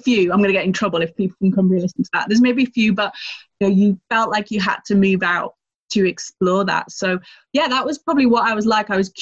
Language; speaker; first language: English; native; English